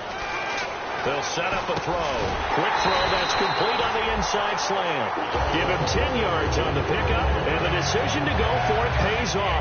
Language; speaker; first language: English; native; English